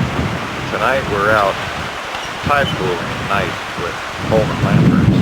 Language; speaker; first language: English; native; English